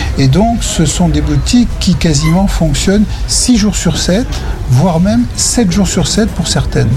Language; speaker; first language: French; native; French